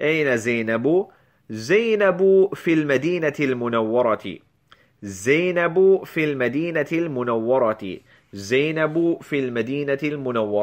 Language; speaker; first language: Arabic; non-native, fluent; English